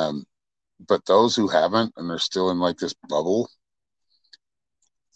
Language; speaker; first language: English; native; English